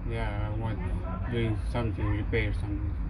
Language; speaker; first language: English; non-native, learner; Romanian